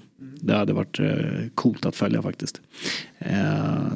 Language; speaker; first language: Swedish; native; Swedish